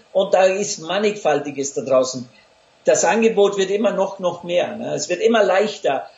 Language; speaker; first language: German; native; German